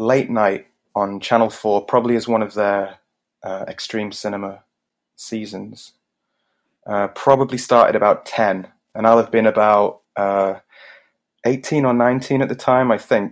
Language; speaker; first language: English; native; English